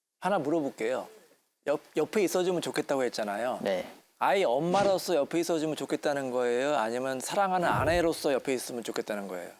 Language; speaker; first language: Korean; native; Korean